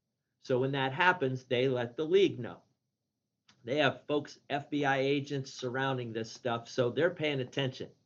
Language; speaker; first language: English; native; English